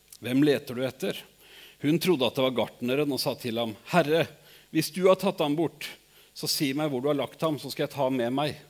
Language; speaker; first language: Norwegian; native; Norwegian